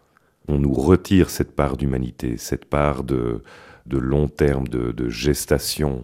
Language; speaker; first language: French; native; French